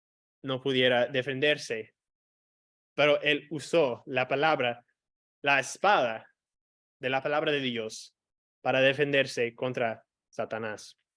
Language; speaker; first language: Spanish; non-native, fluent; English